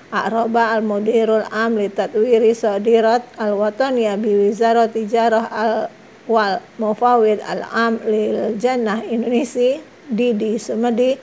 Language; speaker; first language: Arabic; non-native, fluent; Indonesian